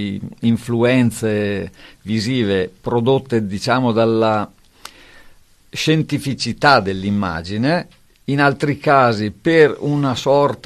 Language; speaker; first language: Italian; native; Italian